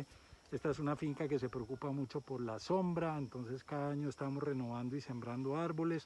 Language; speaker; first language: Spanish; native; Spanish